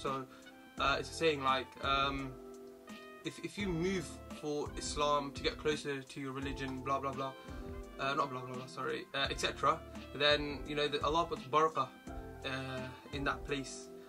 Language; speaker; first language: English; early bilingual, other home language; Hindi